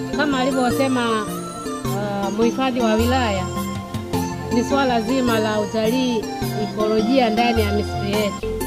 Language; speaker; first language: Swahili; native; Swahili